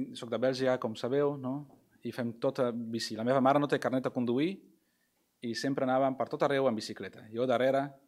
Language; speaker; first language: Catalan; non-native, fluent; English